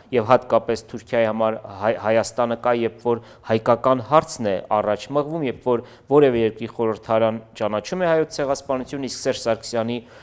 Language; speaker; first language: Armenian; native; Armenian